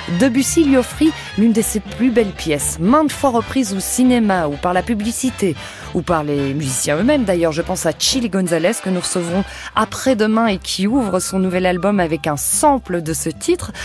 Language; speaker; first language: French; native; French